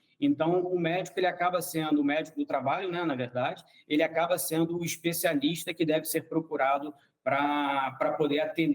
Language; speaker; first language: Portuguese; native; Portuguese